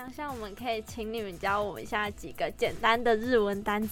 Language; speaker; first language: Chinese; native; Chinese